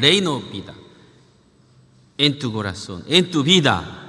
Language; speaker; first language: Spanish; non-native, learner; Korean